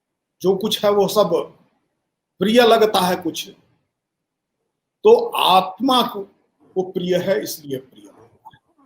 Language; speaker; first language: Hindi; native; Hindi